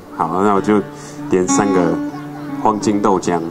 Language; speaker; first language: Chinese; non-native, fluent; English